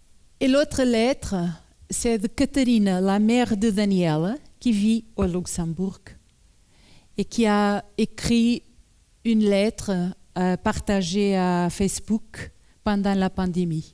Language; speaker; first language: French; non-native, learner; Portuguese